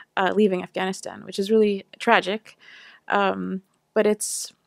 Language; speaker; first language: English; native; English